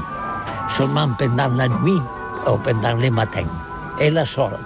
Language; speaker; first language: French; non-native, learner; Catalan